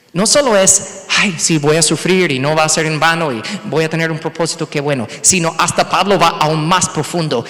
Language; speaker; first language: Spanish; non-native, fluent; English